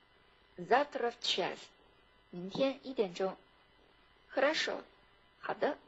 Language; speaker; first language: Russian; non-native, fluent; Chinese